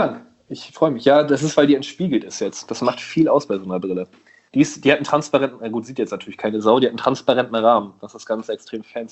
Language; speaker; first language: German; native; German